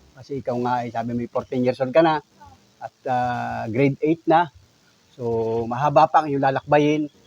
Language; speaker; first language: Filipino; native; Filipino